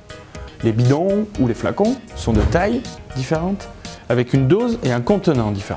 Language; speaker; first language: French; native; French